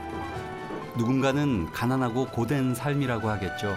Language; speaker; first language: Korean; native; Korean